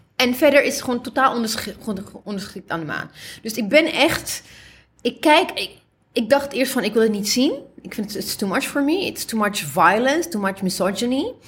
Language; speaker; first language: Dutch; early bilingual, other home language; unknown